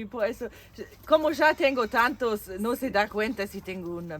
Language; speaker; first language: Spanish; non-native, fluent; German